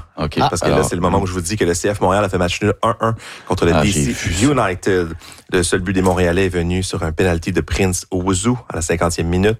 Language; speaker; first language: French; native; French